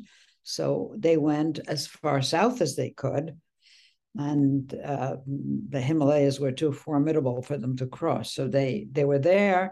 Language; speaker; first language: English; early bilingual, other home language; Polish